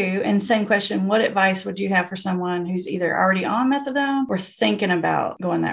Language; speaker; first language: English; native; English